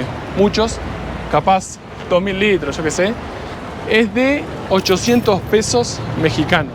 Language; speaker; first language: Spanish; native; Spanish